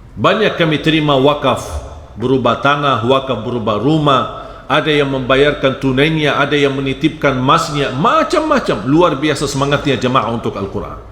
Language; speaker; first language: Malay; non-native, fluent; Arabic